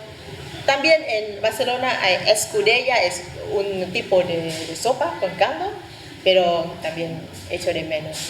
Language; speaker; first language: Spanish; non-native, fluent; Vietnamese